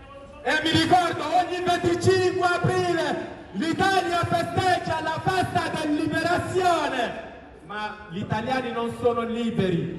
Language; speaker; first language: Italian; non-native, learner; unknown